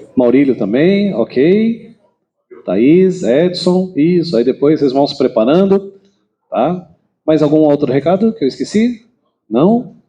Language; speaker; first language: Portuguese; native; Portuguese